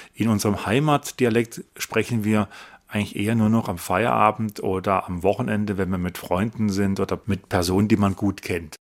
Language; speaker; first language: German; native; German